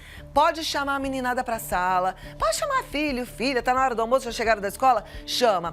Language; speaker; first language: Portuguese; native; Portuguese